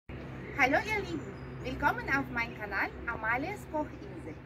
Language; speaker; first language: German; non-native, fluent; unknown